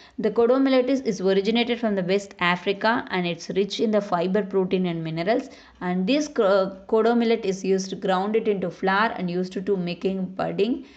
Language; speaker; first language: English; non-native, local second language; Tamil